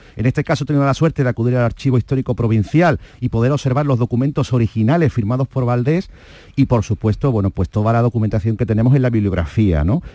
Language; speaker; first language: Spanish; native; Spanish